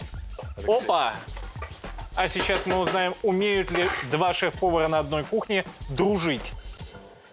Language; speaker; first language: Russian; native; Russian